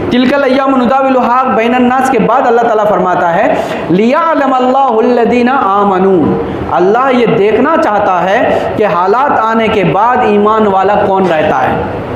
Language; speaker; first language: Urdu; native; Urdu